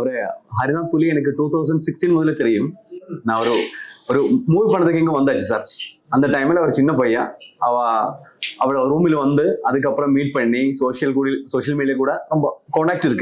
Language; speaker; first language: Tamil; non-native, learner; Malayalam